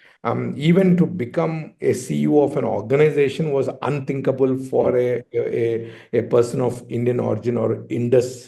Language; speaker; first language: English; non-native, local second language; Telugu